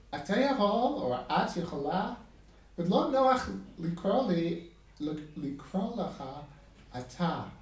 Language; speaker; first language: Hebrew; non-native, fluent; English